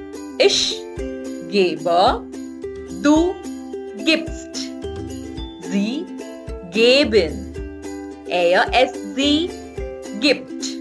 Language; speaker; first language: German; non-native, fluent; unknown